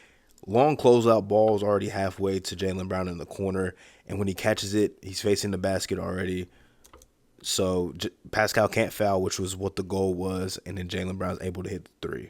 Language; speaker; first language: English; native; English